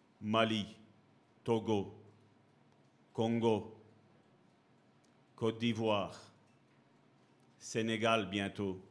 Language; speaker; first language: French; native; French